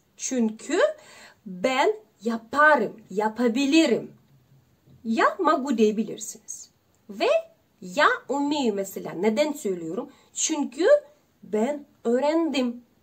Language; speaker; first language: Turkish; non-native, learner; Russian